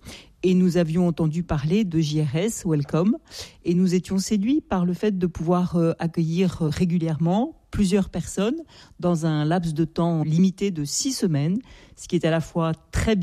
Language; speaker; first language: French; native; French